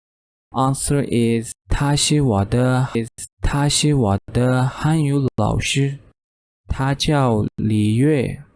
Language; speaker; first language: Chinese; non-native, fluent; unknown